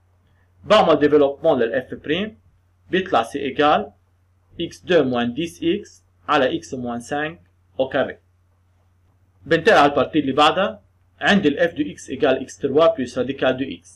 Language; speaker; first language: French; non-native, local second language; Arabic